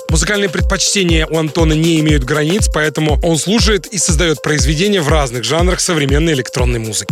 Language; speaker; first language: Russian; native; Russian